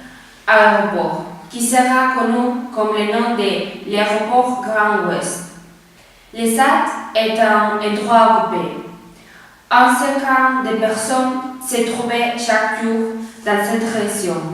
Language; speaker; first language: French; non-native, learner; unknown